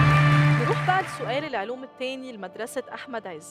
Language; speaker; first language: Arabic; native; Arabic